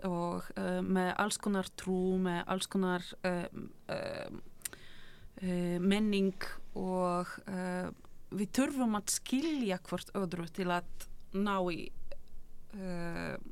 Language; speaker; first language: Icelandic; non-native, fluent; Polish